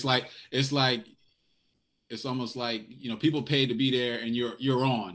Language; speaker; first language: English; native; English